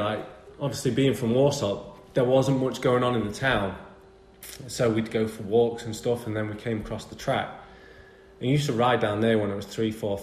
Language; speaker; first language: English; native; English